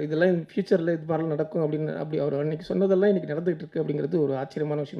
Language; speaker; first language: Tamil; native; Tamil